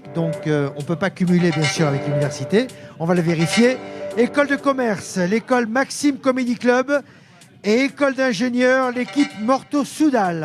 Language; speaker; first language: French; native; French